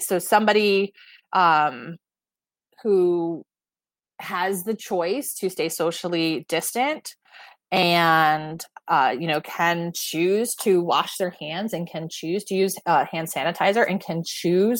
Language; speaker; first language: English; native; English